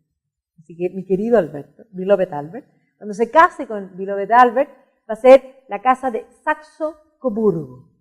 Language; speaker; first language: Spanish; native; Spanish